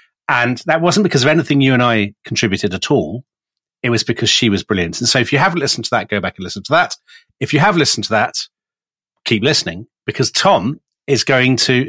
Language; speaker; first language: English; native; English